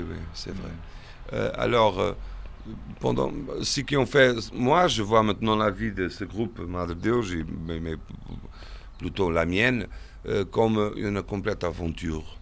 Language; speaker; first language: French; non-native, fluent; Portuguese